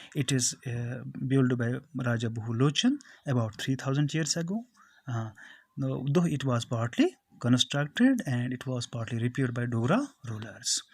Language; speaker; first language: English; non-native, local second language; Kashmiri